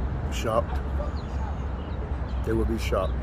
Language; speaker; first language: English; native; English